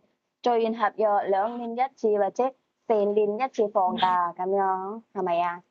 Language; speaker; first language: Cantonese; native; Cantonese